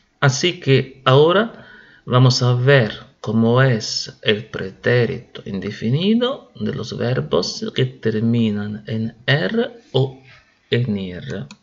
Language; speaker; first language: Spanish; non-native, fluent; Italian